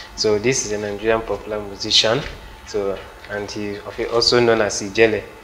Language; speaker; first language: English; non-native, local second language; Igbo